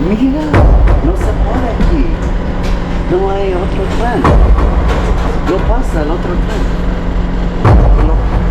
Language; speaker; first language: Spanish; non-native, fluent; English